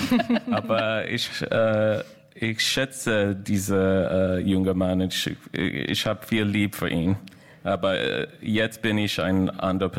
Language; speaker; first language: German; non-native, learner; English